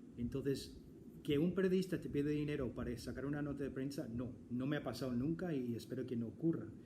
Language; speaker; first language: Spanish; non-native, fluent; English